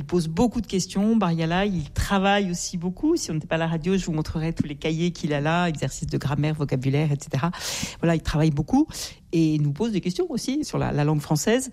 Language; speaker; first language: French; native; French